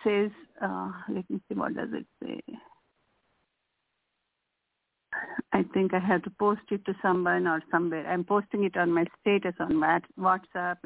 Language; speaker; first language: English; non-native, local second language; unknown